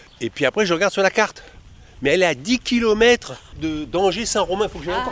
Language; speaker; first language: French; native; French